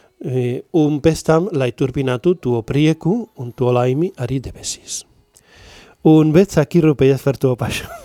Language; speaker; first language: Latvian; non-native, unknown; Spanish